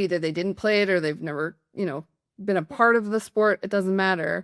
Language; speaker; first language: English; native; English